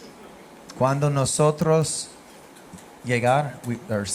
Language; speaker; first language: Spanish; non-native, learner; English